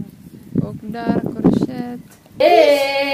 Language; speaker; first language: Dutch; non-native, learner; Filipino